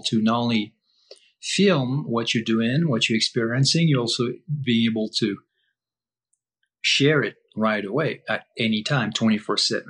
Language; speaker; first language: English; non-native, fluent; French